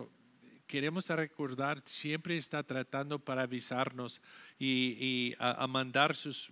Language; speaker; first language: Spanish; non-native, learner; English